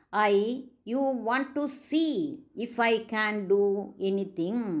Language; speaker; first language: English; non-native, local second language; Malayalam